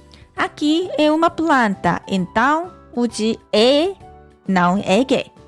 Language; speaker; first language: Portuguese; non-native, learner; Korean